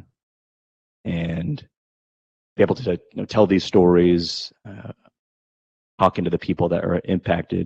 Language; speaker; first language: English; native; English